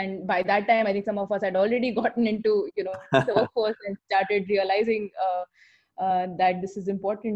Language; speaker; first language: English; non-native, local second language; Hindi